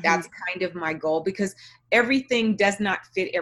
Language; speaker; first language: English; native; English